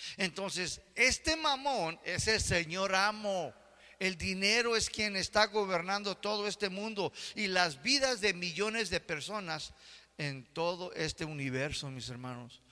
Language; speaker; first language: Spanish; early bilingual, heritage; Spanish